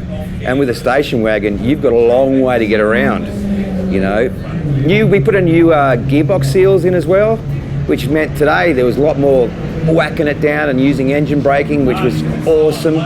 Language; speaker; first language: English; native; English